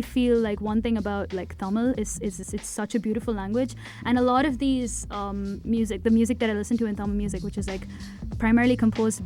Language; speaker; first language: English; non-native, local second language; Tamil